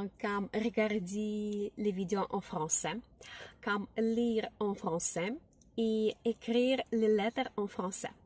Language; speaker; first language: French; non-native, learner; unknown